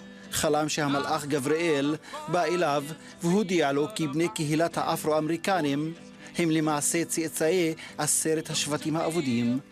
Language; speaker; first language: Hebrew; native; Hebrew